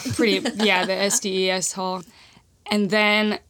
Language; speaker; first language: English; native; English